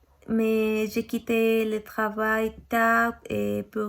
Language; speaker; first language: French; non-native, learner; Spanish